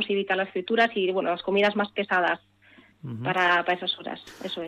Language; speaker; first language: Spanish; early bilingual, other home language; Arabic